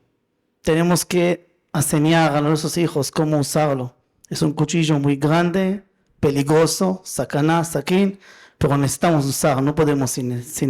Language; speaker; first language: Spanish; non-native, fluent; Hebrew